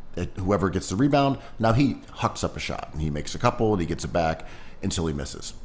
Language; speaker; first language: English; native; English